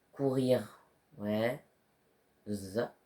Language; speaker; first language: French; native; French